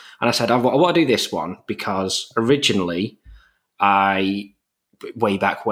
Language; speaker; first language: English; native; English